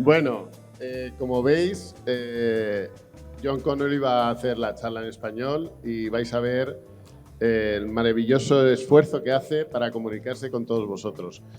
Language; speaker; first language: Spanish; native; Spanish